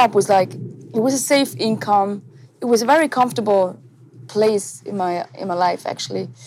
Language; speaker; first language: English; non-native, fluent; Tamil